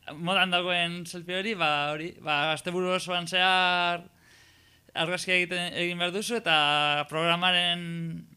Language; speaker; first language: Basque; non-native, local second language; Spanish